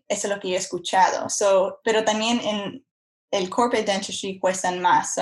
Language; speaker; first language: Spanish; early bilingual, heritage; Spanish